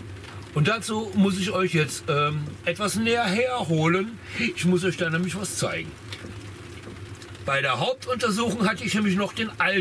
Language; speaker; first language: German; native; German